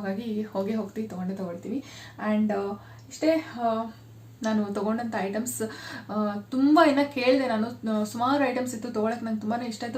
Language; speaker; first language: Kannada; native; Kannada